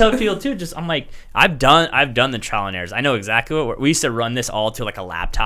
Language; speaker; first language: English; native; English